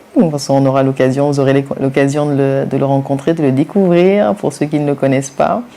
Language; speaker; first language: French; non-native, local second language; Wolof